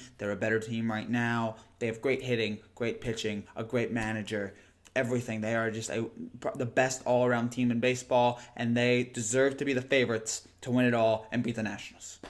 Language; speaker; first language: English; native; English